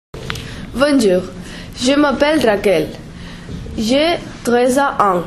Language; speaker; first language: French; non-native, learner; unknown